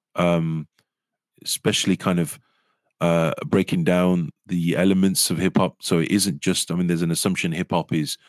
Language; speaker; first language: English; native; English